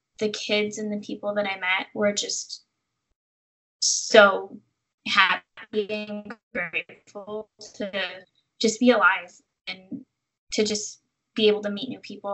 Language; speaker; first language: English; native; English